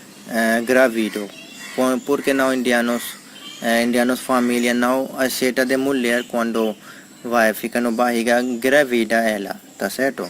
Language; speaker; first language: Portuguese; non-native, learner; Hindi